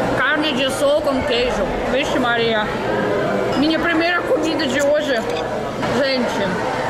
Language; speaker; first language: Portuguese; non-native, fluent; Russian